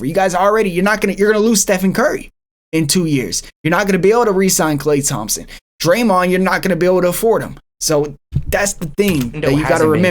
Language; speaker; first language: English; native; English